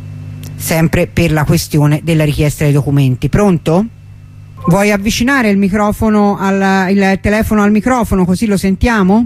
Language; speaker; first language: Italian; native; Italian